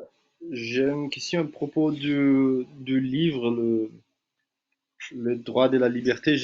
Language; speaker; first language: French; non-native, fluent; Portuguese